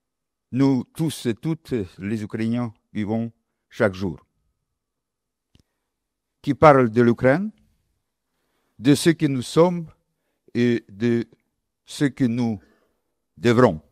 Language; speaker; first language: French; non-native, local second language; Ukrainian